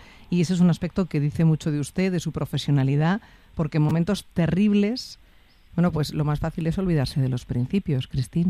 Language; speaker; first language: Spanish; native; Spanish